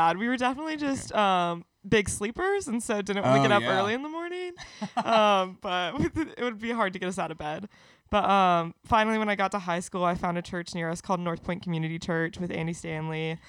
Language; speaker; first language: English; native; English